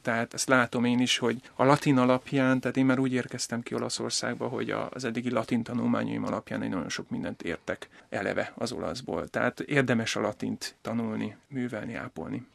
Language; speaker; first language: Hungarian; native; Hungarian